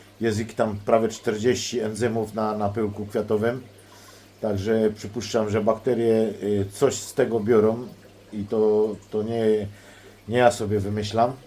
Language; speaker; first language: Polish; native; Polish